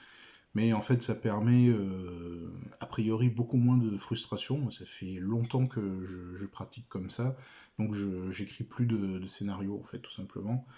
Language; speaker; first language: French; native; French